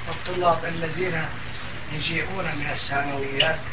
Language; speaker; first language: Arabic; non-native, fluent; Turkish